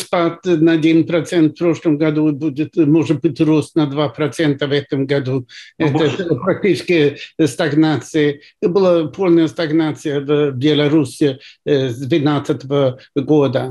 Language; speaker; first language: Russian; non-native, fluent; Swedish